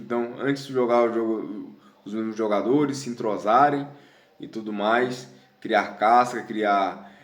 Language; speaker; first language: Portuguese; native; Portuguese